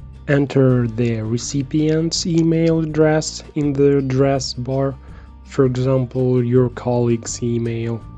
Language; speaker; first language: English; non-native, fluent; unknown